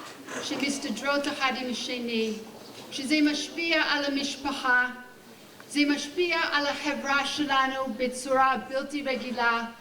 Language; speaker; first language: Hebrew; non-native, fluent; English